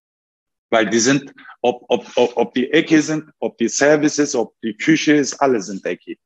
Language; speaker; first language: German; non-native, learner; Turkish